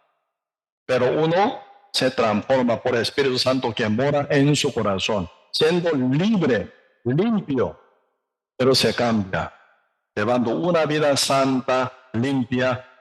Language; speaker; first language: Spanish; non-native, learner; Korean